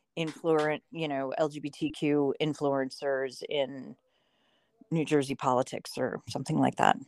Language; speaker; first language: English; native; English